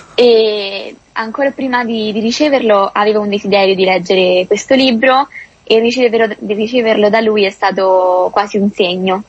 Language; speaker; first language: Italian; native; Italian